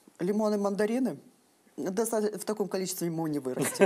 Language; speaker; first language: Russian; native; Russian